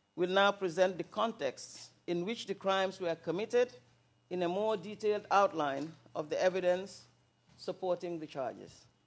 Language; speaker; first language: English; non-native, local second language; Wolof